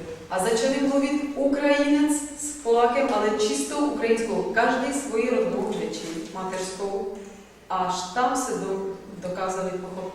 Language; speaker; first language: Czech; non-native, fluent; Russian